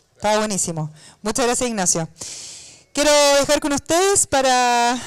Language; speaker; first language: Spanish; native; Spanish